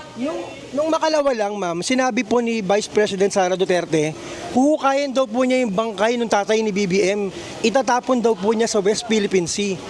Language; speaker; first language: Filipino; native; Filipino